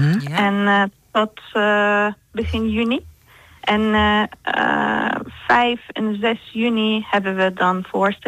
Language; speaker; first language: Dutch; non-native, fluent; Turkish